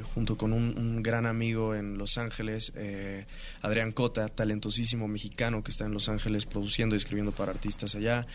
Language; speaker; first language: Spanish; native; Spanish